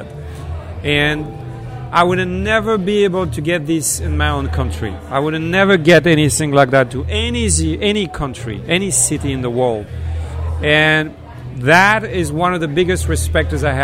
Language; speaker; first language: English; non-native, fluent; French